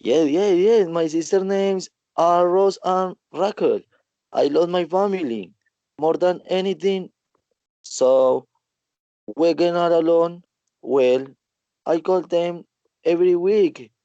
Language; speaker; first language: English; non-native, learner; Spanish